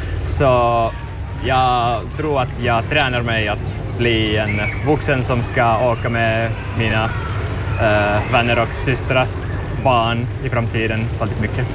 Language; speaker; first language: Swedish; non-native, learner; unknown